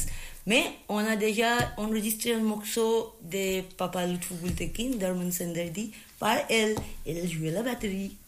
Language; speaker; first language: French; non-native, learner; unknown